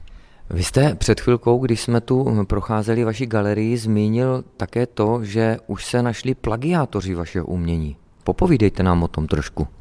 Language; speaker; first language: Czech; native; Czech